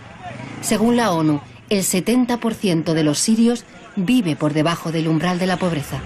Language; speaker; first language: Spanish; native; Spanish